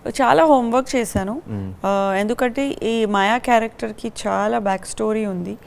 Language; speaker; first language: Telugu; non-native, learner; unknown